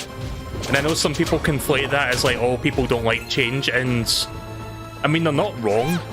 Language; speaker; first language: English; native; English